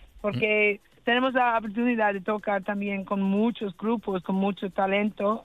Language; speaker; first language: Spanish; non-native, learner; English